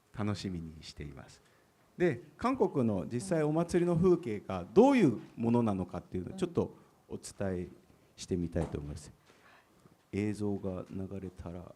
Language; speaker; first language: Japanese; native; Japanese